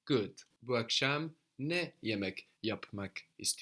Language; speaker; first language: Turkish; non-native, fluent; English